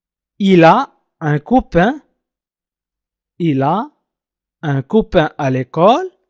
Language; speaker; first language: French; non-native, fluent; Arabic